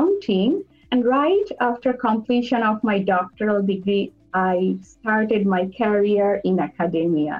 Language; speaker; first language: English; non-native, local second language; Bangla